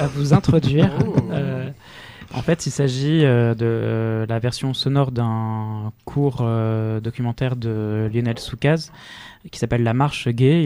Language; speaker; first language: French; native; French